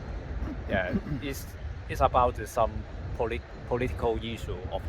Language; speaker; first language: English; non-native, learner; Cantonese